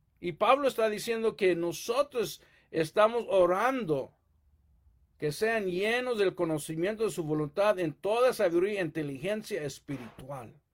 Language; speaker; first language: Spanish; early bilingual, heritage; Spanish